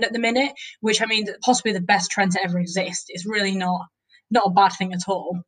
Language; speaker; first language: English; native; English